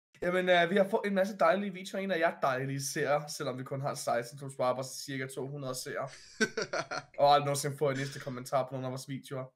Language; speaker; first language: Danish; native; Danish